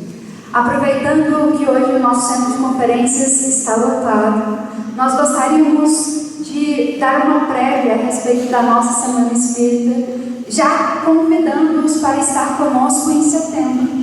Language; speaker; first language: Portuguese; native; Portuguese